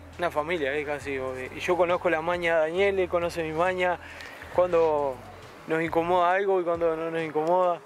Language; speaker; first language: Spanish; native; Spanish